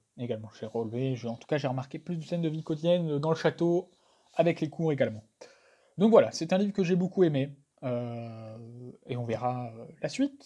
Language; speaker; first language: French; native; French